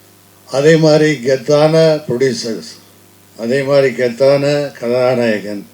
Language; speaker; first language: Tamil; native; Tamil